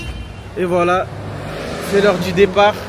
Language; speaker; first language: French; native; French